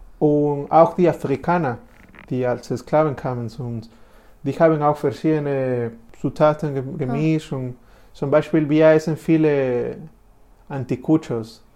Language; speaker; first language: German; non-native, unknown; Spanish